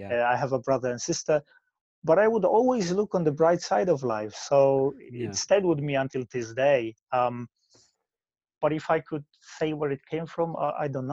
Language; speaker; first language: English; non-native, fluent; Polish